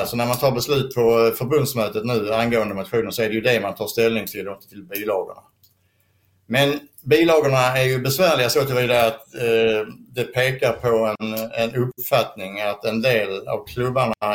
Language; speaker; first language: Swedish; native; Swedish